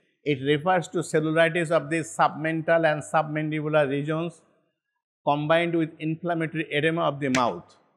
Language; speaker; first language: English; non-native, local second language; Bangla